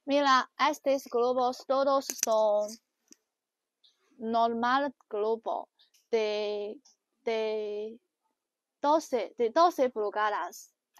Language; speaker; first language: Spanish; non-native, learner; Chinese